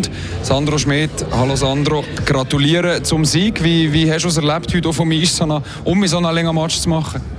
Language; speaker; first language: German; native; German